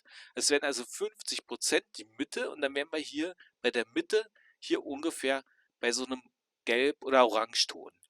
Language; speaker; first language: German; native; German